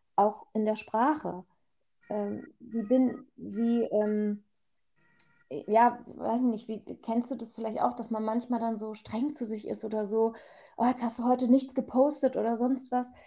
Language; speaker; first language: German; early bilingual, other home language; Persian